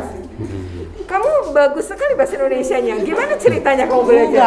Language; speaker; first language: Indonesian; native; Indonesian